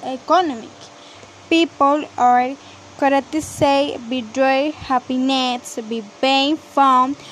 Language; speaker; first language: English; non-native, learner; Spanish